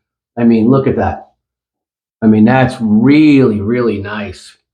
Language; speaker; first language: English; native; English